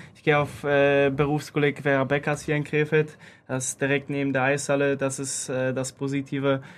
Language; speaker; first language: German; early bilingual, other home language; Polish